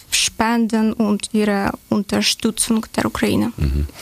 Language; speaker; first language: German; non-native, learner; Ukrainian